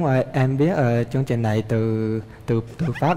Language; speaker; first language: Vietnamese; early bilingual, heritage; Vietnamese